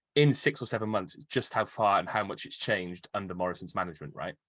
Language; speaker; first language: English; native; English